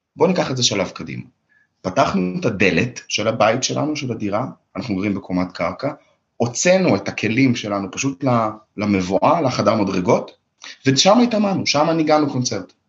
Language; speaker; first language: Hebrew; early bilingual, other home language; Russian